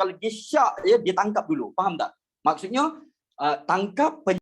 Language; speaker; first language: Malay; native; Malay